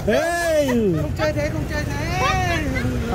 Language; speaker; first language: Korean; native; Korean